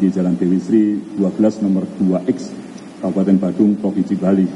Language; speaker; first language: Indonesian; native; Indonesian